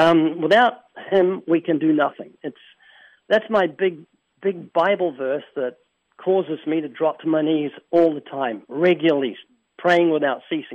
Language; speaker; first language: English; native; English